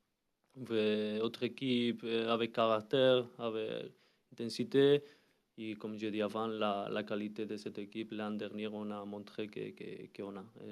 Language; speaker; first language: French; non-native, learner; Spanish